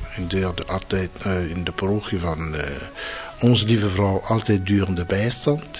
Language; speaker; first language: Dutch; non-native, fluent; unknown